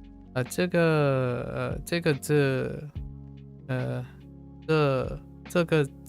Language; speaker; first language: Chinese; non-native, learner; English